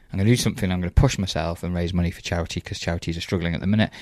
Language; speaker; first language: English; native; English